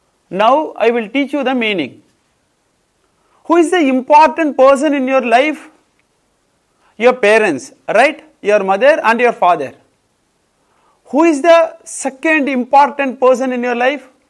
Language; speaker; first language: English; non-native, local second language; Tamil